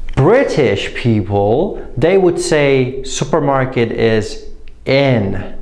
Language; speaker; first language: English; non-native, fluent; Slovak